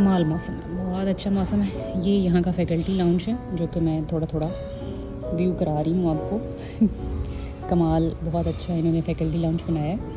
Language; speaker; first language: Urdu; non-native, local second language; Punjabi